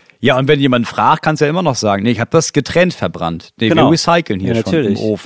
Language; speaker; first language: German; native; German